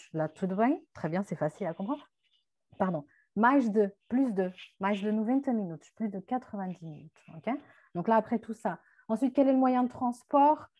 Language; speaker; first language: French; native; French